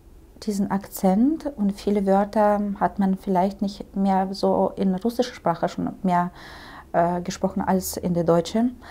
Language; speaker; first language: German; early bilingual, heritage; Russian